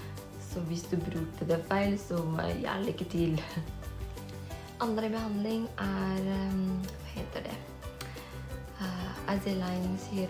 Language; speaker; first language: Norwegian; non-native, fluent; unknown